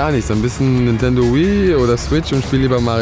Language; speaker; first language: German; non-native, learner; Spanish